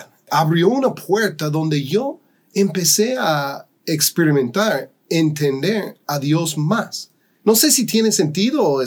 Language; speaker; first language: Spanish; non-native, fluent; English